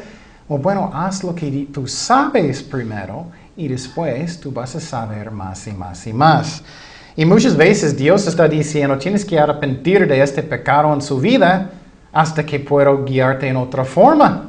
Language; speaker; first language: Spanish; non-native, fluent; English